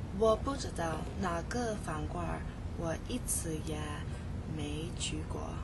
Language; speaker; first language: Chinese; non-native, learner; English